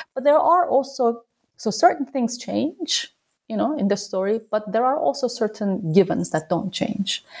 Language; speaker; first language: English; non-native, fluent; Turkish